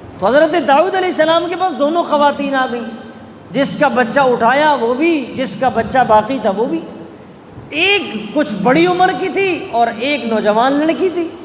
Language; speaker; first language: Urdu; non-native, local second language; Pashto